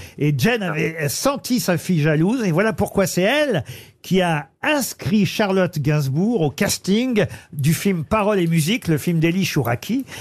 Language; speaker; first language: French; native; French